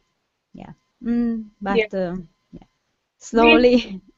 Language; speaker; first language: English; non-native, learner; Hungarian